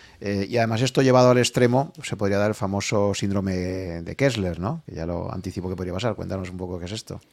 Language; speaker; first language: Spanish; native; Spanish